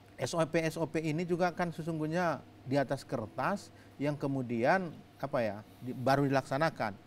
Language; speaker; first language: Indonesian; native; Indonesian